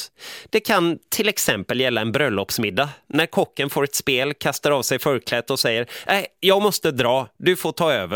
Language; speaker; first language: Swedish; native; Swedish